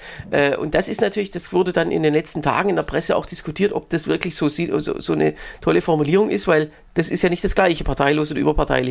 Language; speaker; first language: German; native; German